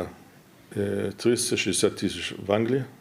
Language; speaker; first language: Russian; non-native, fluent; German